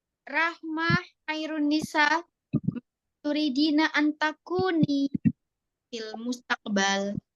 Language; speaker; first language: Arabic; non-native, fluent; Indonesian